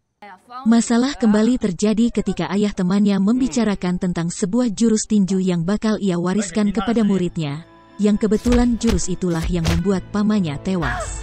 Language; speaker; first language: Indonesian; native; Indonesian